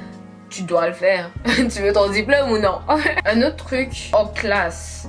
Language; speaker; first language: French; native; French